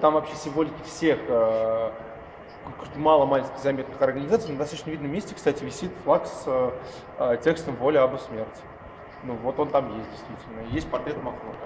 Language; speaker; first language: Russian; native; Russian